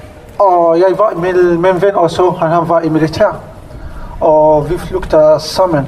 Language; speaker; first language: Danish; non-native, learner; Arabic